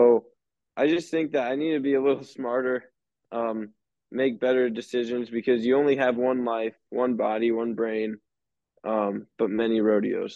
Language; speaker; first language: English; native; English